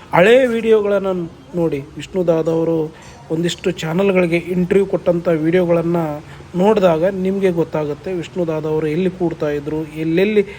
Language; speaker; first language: Kannada; native; Kannada